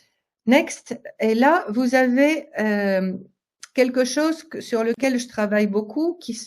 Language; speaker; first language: French; native; French